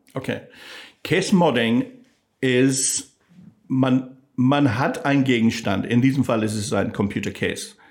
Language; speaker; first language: German; non-native, fluent; English